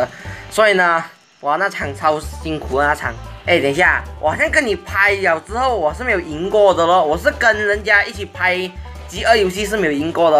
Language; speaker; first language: Chinese; native; Chinese